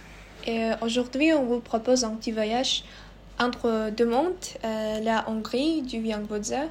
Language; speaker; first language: French; non-native, learner; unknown